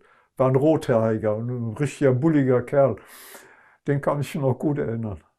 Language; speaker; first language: German; non-native, local second language; Luxembourgish